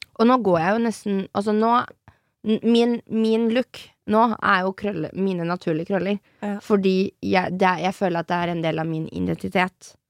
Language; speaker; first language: Norwegian; early bilingual, other home language; French